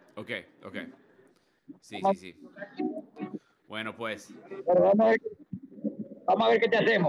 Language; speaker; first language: Spanish; non-native, learner; English